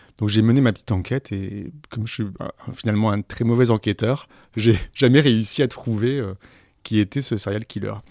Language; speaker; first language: French; native; French